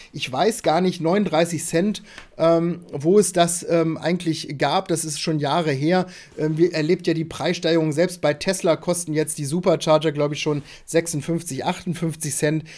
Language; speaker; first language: German; native; German